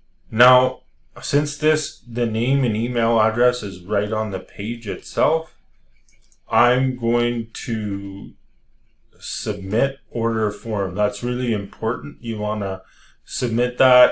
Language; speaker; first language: English; native; English